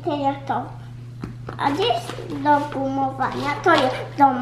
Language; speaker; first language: Polish; early bilingual, heritage; Polish